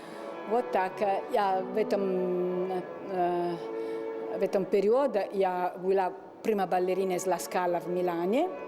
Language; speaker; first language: Russian; non-native, learner; Italian